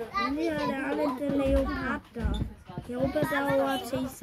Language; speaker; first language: German; native; German